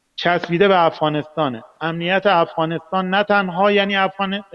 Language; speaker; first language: Persian; native; Persian